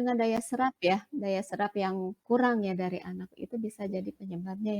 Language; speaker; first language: Indonesian; non-native, local second language; Sundanese